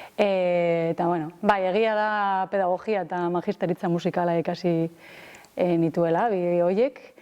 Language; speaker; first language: Basque; non-native, local second language; Spanish